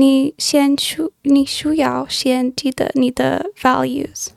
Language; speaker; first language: Chinese; non-native, learner; English